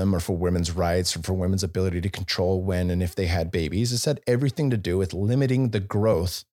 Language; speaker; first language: English; native; English